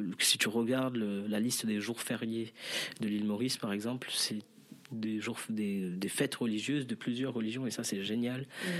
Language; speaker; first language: French; non-native, local second language; Morisyen